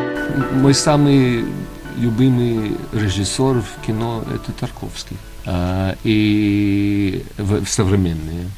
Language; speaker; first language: Russian; early bilingual, heritage; Russian